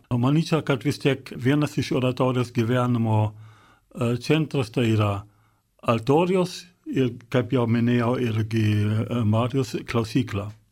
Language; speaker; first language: Lithuanian; non-native, fluent; German